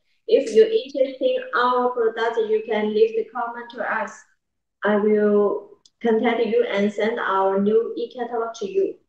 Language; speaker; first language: English; non-native, learner; Chinese